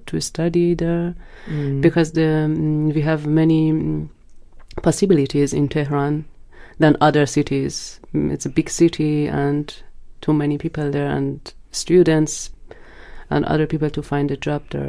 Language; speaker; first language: English; non-native, learner; Persian